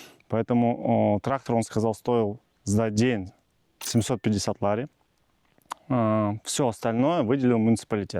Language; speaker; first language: Russian; native; Russian